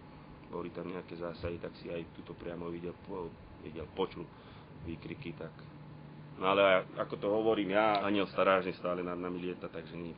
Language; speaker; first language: Slovak; native; Slovak